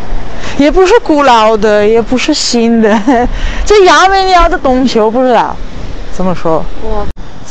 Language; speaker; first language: Chinese; non-native, fluent; Armenian